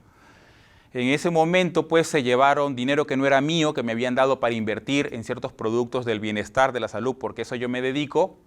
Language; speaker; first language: Spanish; native; Spanish